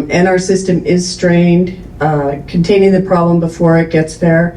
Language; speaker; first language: English; native; English